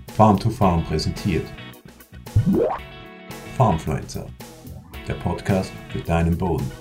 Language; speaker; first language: German; native; German